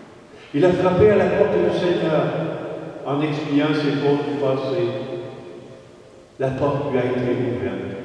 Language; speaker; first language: French; native; French